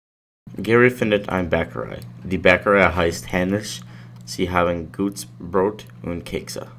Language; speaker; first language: German; non-native, learner; English